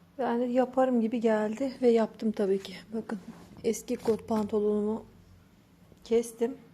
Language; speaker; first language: Turkish; native; Turkish